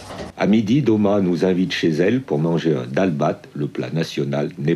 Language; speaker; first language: French; native; French